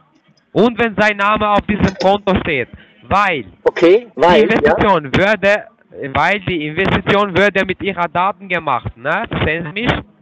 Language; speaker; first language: German; non-native, fluent; Turkish